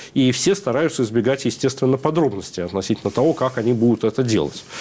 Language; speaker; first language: Russian; native; Russian